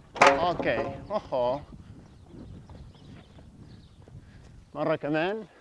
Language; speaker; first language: Arabic; native; Arabic